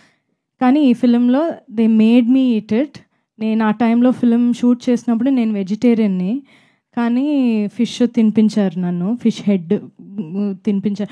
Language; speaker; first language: Telugu; non-native, fluent; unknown